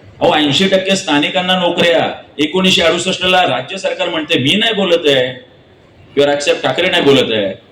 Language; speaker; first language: Marathi; native; Marathi